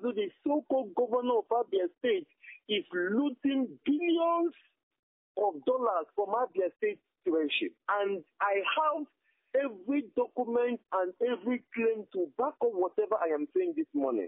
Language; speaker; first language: English; non-native, local second language; Igbo